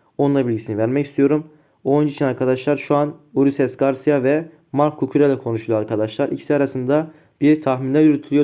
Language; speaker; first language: Turkish; native; Turkish